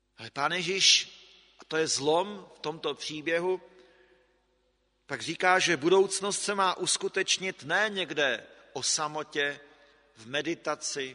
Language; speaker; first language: Czech; native; Czech